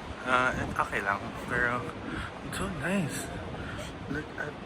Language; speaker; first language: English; non-native, local second language; Filipino